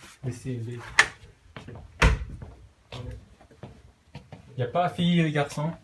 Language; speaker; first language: French; early bilingual, other home language; Japanese